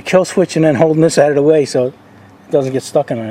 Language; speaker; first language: English; native; English